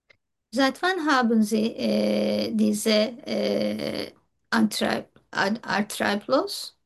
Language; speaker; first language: German; non-native, learner; Turkish